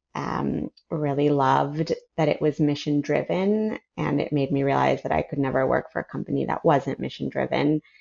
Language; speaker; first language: English; early bilingual, other home language; Spanish